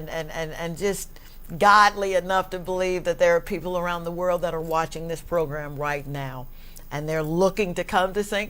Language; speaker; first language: English; native; English